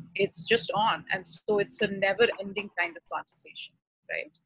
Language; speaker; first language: English; non-native, local second language; Urdu